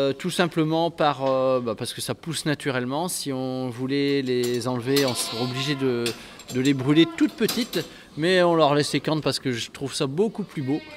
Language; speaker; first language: French; native; French